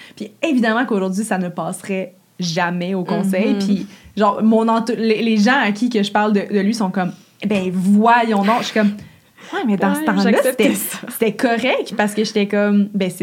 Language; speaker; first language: French; native; French